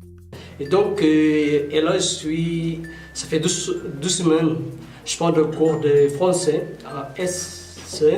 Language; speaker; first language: French; non-native, learner; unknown